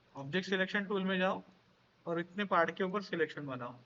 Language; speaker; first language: Hindi; non-native, local second language; Marathi